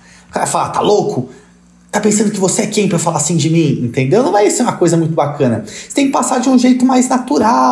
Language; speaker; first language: Portuguese; native; Portuguese